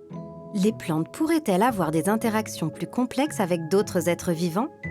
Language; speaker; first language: French; native; French